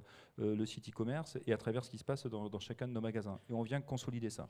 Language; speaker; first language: French; native; French